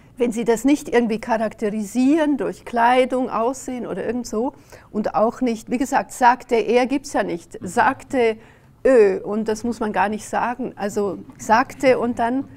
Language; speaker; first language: German; early bilingual, other home language; Hungarian